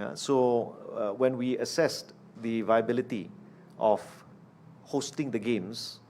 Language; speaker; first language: English; non-native, local second language; Malay